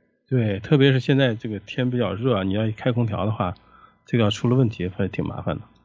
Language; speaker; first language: Chinese; native; Chinese